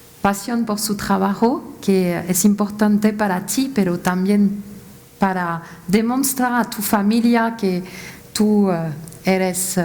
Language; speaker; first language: Spanish; non-native, fluent; French